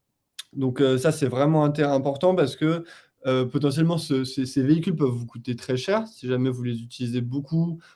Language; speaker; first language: French; native; French